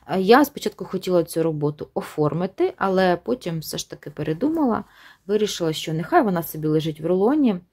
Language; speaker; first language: Ukrainian; non-native, local second language; Russian